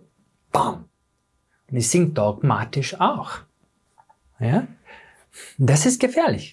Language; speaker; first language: German; non-native, fluent; English